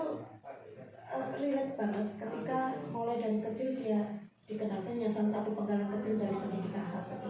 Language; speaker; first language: Indonesian; native; Indonesian